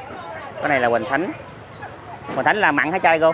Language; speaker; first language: Vietnamese; native; Vietnamese